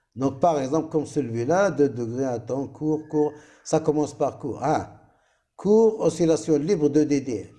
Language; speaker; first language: French; non-native, local second language; Arabic